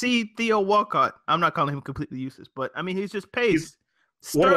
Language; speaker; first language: English; native; English